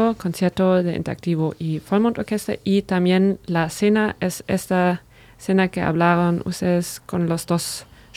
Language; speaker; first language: Spanish; non-native, fluent; German